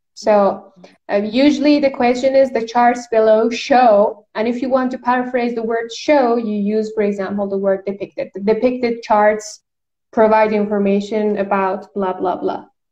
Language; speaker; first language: English; non-native, fluent; Persian